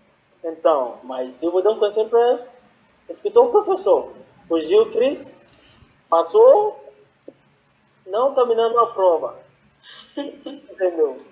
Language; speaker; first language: Portuguese; non-native, fluent; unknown